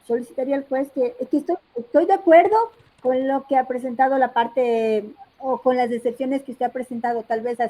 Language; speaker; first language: Spanish; native; Spanish